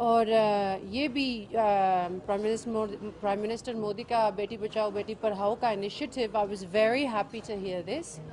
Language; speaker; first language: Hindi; early bilingual, heritage; English